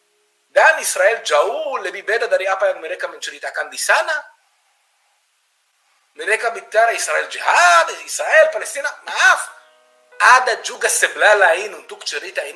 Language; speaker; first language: Indonesian; non-native, fluent; Hebrew